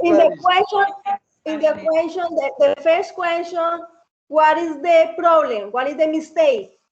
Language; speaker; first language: English; non-native, learner; Spanish